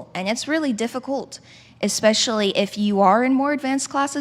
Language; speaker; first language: English; native; English